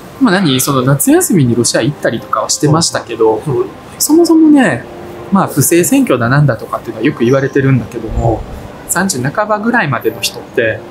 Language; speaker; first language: Japanese; early bilingual, other home language; Russian